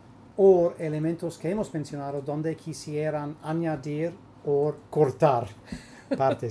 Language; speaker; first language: Spanish; non-native, fluent; English